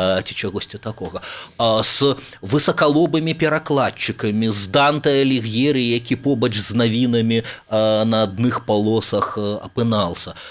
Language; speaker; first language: Belarusian; native; Belarusian